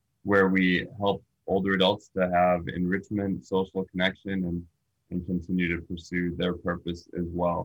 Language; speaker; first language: English; native; English